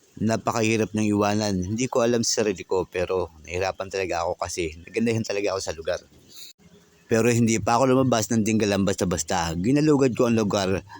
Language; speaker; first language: Filipino; native; Filipino